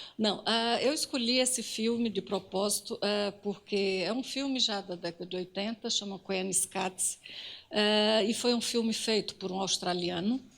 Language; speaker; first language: Portuguese; native; Portuguese